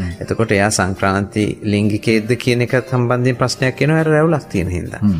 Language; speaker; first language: Sinhala; non-native, local second language; Tamil